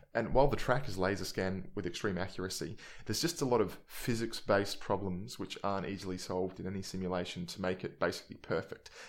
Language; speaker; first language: English; native; English